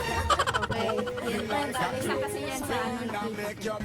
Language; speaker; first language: Filipino; native; Filipino